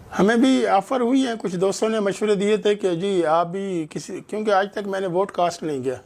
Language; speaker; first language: Urdu; non-native, local second language; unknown